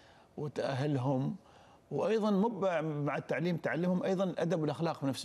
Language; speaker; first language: Arabic; native; Arabic